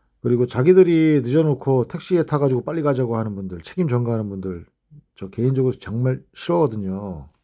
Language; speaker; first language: Korean; native; Korean